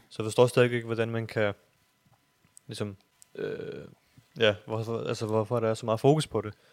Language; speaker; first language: Danish; early bilingual, other home language; Urdu